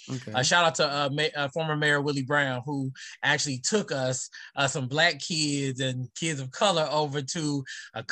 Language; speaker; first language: English; native; English